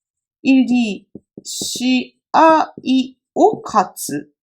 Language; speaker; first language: French; non-native, fluent; Japanese